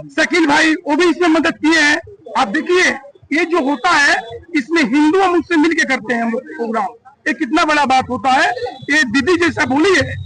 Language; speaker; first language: Hindi; native; Hindi